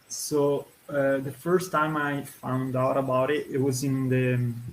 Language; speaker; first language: English; non-native, fluent; Italian